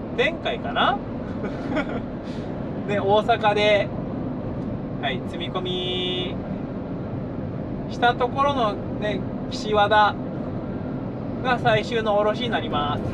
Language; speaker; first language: Japanese; native; Japanese